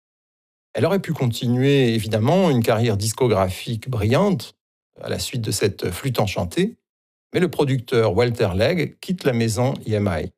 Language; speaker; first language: French; native; French